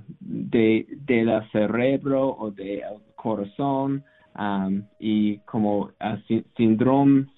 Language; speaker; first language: Spanish; non-native, learner; English